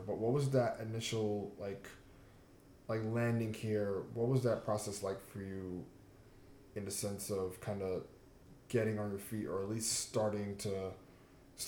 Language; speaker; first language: English; native; English